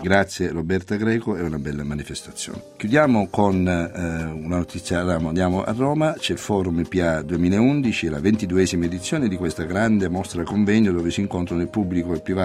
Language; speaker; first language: Italian; native; Italian